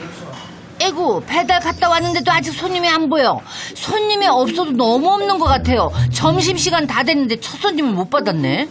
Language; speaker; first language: Korean; native; Korean